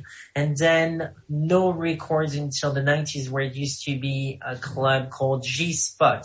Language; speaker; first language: English; non-native, fluent; French